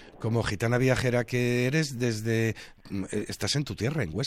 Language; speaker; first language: Spanish; native; Spanish